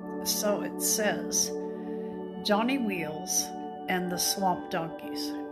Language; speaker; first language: English; native; English